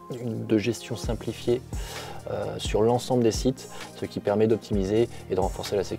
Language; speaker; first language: French; native; French